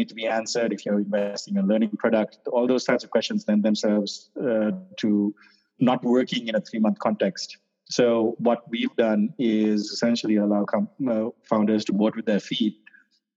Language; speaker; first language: English; non-native, local second language; Sinhala